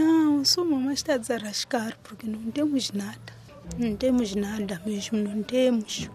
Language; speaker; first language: Portuguese; non-native, local second language; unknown